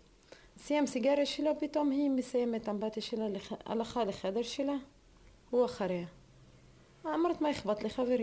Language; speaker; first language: Hebrew; non-native, learner; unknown